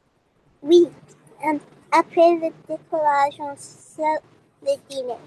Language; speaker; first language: French; non-native, learner; English